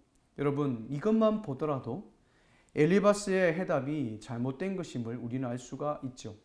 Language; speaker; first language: Korean; native; Korean